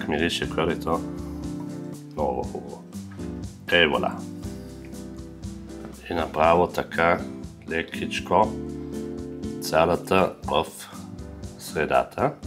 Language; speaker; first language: Bulgarian; non-native, learner; German